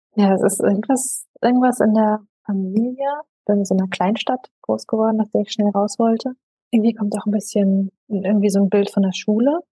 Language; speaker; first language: German; native; German